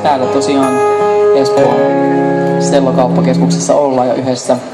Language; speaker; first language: Finnish; native; Finnish